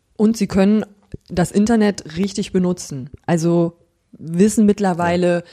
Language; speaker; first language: German; native; German